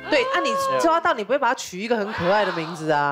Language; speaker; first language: Chinese; native; Chinese